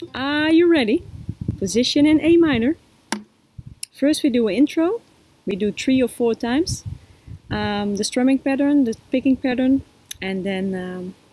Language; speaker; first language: English; non-native, fluent; Dutch